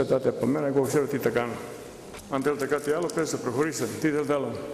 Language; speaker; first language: Greek; non-native, fluent; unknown